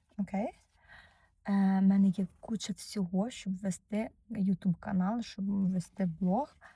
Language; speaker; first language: Ukrainian; non-native, fluent; Russian